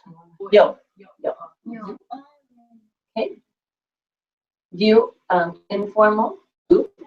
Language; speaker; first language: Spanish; non-native, fluent; English